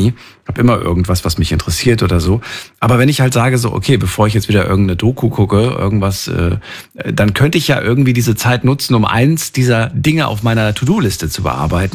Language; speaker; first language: German; native; German